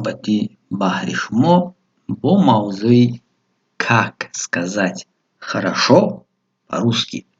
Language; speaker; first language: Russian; non-native, local second language; Tajik